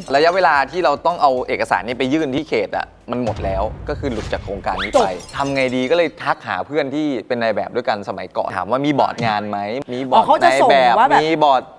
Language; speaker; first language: Thai; native; Thai